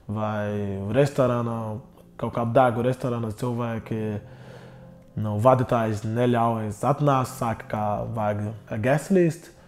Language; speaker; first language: Latvian; non-native, learner; Portuguese